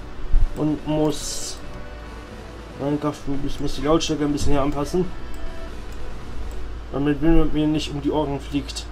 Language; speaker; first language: German; native; German